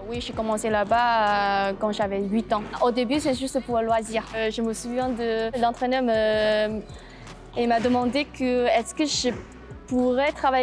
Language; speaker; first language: French; non-native, learner; Chinese